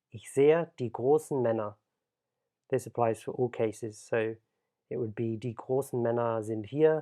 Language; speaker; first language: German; non-native, fluent; English